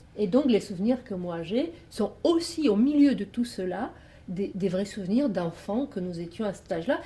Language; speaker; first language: French; non-native, fluent; Romanian